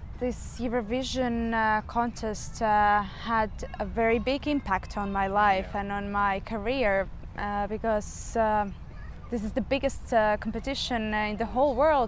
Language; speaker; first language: English; non-native, fluent; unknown